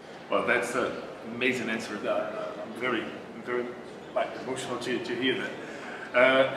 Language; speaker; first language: English; non-native, fluent; Portuguese